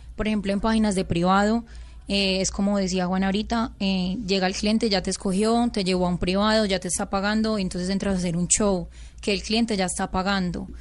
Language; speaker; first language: Spanish; native; Spanish